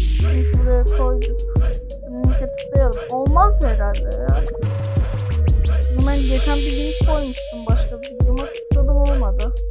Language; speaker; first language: Turkish; native; Turkish